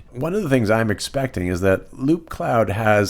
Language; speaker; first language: English; native; English